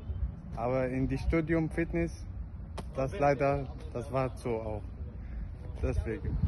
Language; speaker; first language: German; non-native, learner; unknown